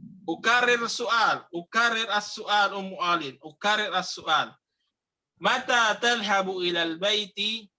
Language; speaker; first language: Arabic; non-native, fluent; Indonesian